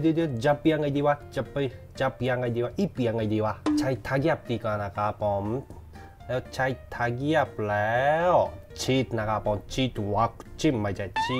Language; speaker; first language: Thai; non-native, learner; Japanese